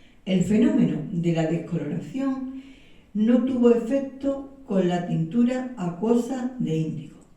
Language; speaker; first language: Spanish; native; Spanish